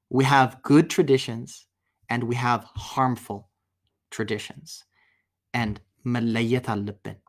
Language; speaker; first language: English; native; English